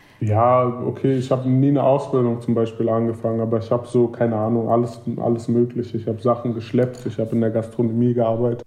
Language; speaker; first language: German; native; German